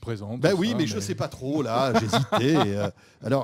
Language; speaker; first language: French; native; French